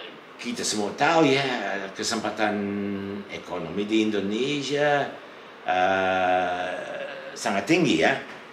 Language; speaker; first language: Indonesian; non-native, fluent; English